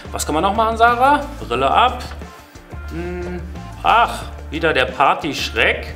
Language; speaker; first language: German; native; German